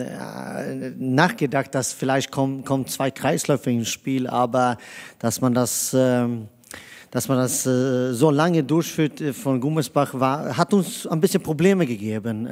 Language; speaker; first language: German; non-native, fluent; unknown